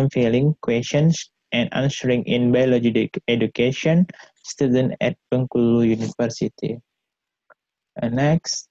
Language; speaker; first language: English; non-native, learner; Indonesian